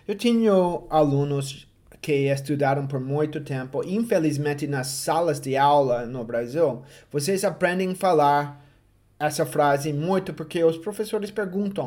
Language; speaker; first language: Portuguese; non-native, fluent; English